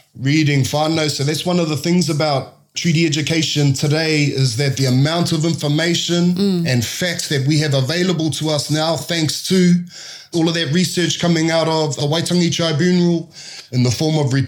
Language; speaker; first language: English; native; English